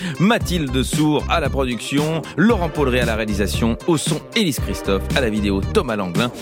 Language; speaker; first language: French; native; French